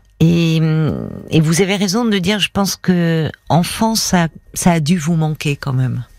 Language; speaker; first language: French; native; French